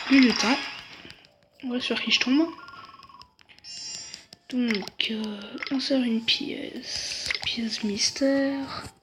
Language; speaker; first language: French; native; French